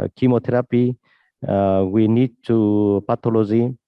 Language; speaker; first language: English; non-native, learner; Vietnamese